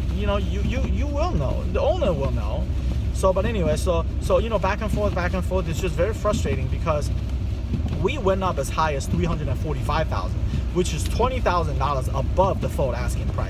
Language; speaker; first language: English; non-native, fluent; Chinese